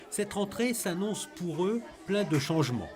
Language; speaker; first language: French; native; French